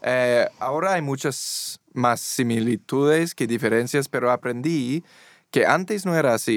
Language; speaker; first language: Spanish; non-native, fluent; English